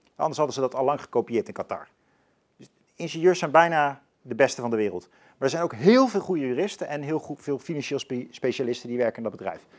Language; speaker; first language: Dutch; native; Dutch